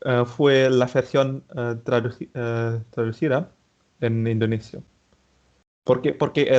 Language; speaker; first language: Spanish; non-native, fluent; Indonesian